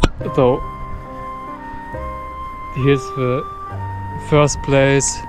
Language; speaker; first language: English; non-native, fluent; German